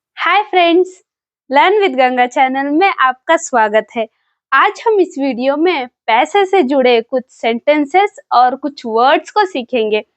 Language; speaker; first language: Hindi; non-native, local second language; Kannada